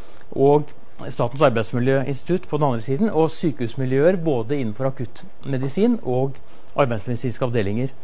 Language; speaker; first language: Norwegian; native; Norwegian